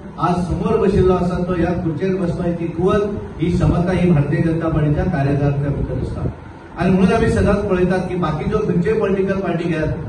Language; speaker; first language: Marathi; non-native, local second language; Konkani